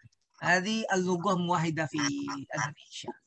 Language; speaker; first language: Arabic; non-native, learner; Indonesian